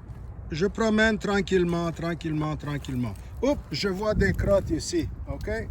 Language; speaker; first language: French; non-native, local second language; English